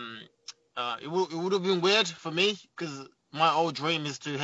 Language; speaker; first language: English; native; English